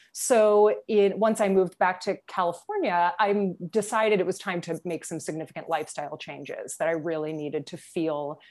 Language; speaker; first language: English; native; English